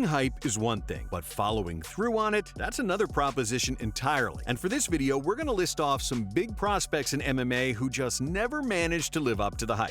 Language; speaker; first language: English; native; English